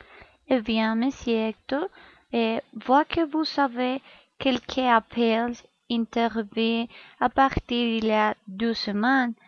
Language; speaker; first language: French; non-native, learner; Spanish